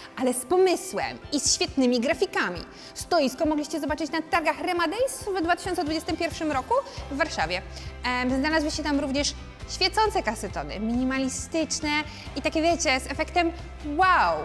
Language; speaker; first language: Polish; native; Polish